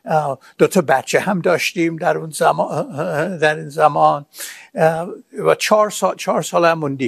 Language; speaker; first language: Persian; non-native, fluent; English